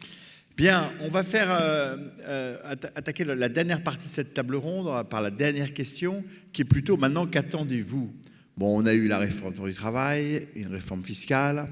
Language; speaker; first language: French; native; French